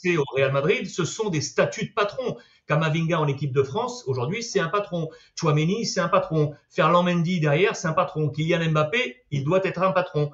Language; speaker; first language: French; native; French